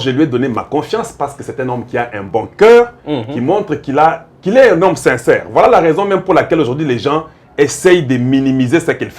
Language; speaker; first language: French; non-native, local second language; Lingala